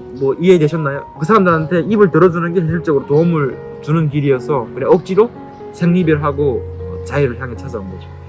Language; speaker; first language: Korean; native; Korean